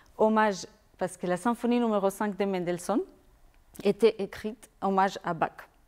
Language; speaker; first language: French; non-native, fluent; Spanish